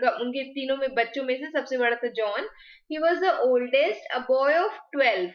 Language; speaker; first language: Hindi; native; Hindi